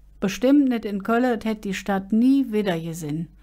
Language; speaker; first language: German; native; German